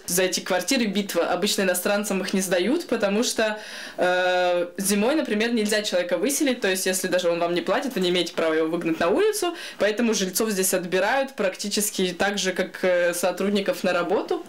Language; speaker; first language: Russian; native; Russian